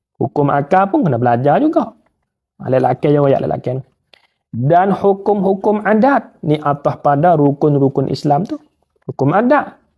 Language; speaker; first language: Malay; native; Malay